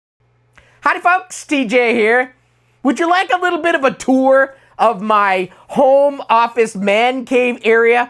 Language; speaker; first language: English; native; English